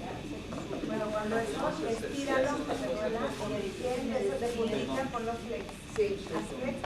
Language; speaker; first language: Spanish; native; Spanish